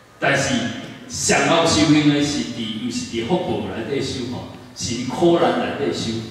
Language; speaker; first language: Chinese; native; Chinese